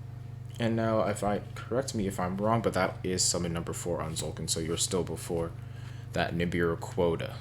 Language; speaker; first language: English; native; English